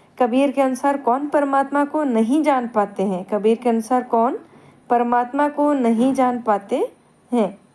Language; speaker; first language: Hindi; native; Hindi